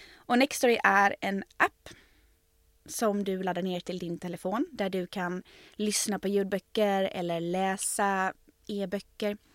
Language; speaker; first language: Swedish; native; Swedish